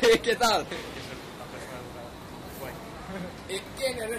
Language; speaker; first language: Spanish; non-native, learner; Swedish